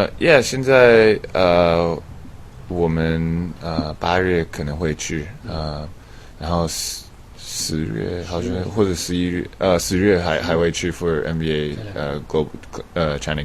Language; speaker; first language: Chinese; early bilingual, heritage; English